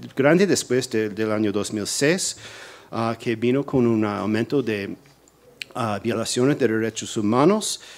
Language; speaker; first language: Spanish; non-native, fluent; English